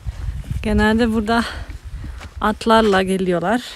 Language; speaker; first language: Turkish; non-native, fluent; Slovenian